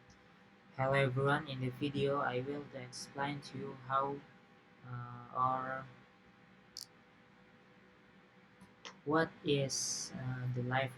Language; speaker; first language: English; non-native, learner; Indonesian